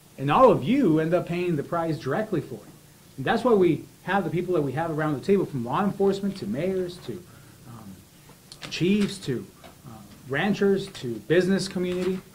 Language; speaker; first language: English; early bilingual, other home language; Spanish